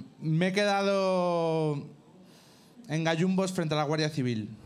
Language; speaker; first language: Spanish; native; Spanish